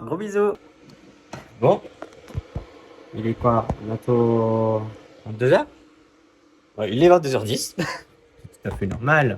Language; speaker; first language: French; native; French